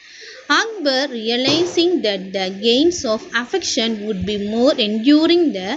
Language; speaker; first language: English; non-native, local second language; Tamil